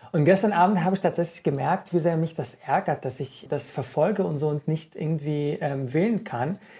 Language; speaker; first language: German; non-native, fluent; Arabic